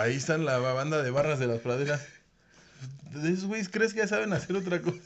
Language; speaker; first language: Spanish; native; Spanish